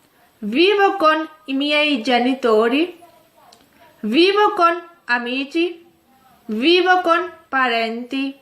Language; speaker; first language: Italian; non-native, fluent; Urdu